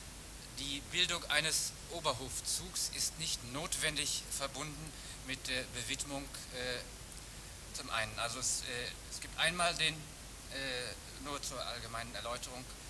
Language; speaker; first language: German; native; German